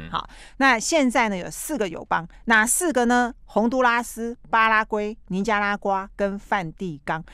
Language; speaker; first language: Chinese; native; Chinese